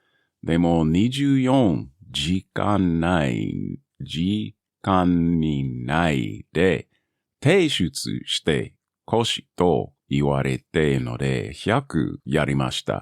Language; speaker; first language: Japanese; non-native, learner; English